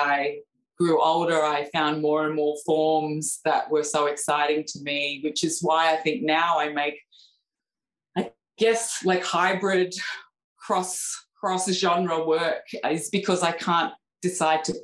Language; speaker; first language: English; native; English